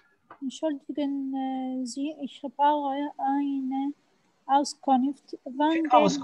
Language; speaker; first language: German; non-native, learner; Arabic